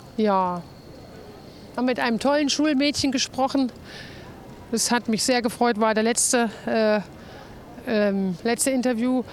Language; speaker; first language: German; native; German